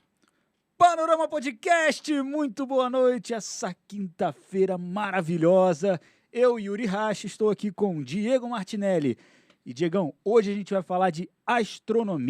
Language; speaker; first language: Portuguese; native; Portuguese